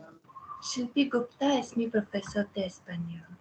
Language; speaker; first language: Spanish; non-native, learner; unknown